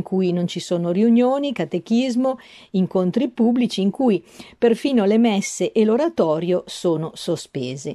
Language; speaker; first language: Italian; native; Italian